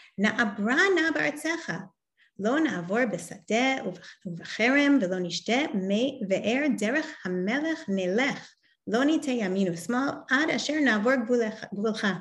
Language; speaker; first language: Hebrew; non-native, fluent; English